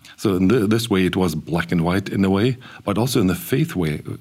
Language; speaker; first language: English; early bilingual, other home language; German